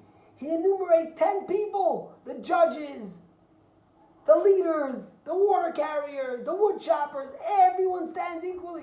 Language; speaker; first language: English; native; English